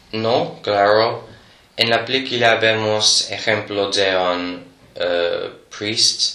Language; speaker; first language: Spanish; non-native, learner; English